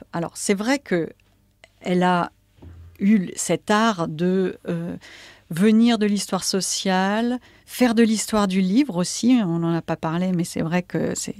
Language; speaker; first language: French; native; French